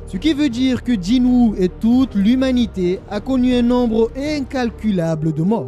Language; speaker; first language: French; native; French